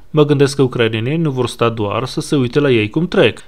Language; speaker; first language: Romanian; non-native, fluent; Hebrew